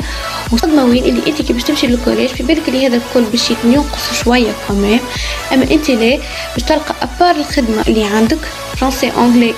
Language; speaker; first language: Arabic; native; Arabic